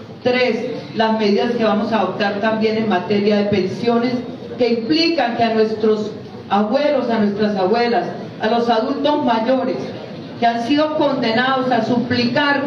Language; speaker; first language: Spanish; native; Spanish